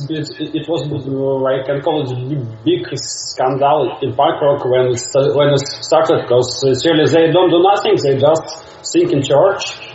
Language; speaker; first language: English; non-native, learner; Russian